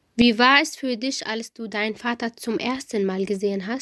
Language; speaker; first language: German; non-native, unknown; Arabic